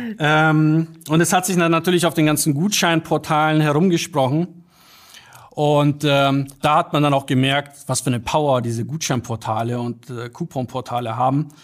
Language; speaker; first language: German; early bilingual, other home language; Polish